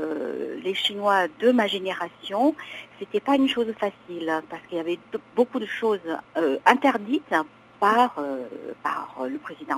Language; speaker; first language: French; non-native, fluent; Chinese